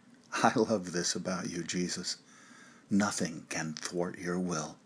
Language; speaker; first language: English; native; English